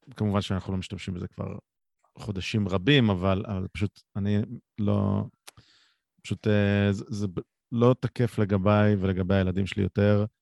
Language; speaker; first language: Hebrew; native; Hebrew